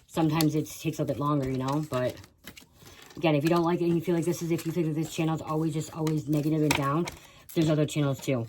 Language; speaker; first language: English; native; English